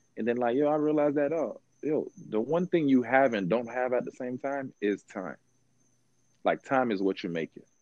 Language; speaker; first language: English; early bilingual, other home language; Haitian Creole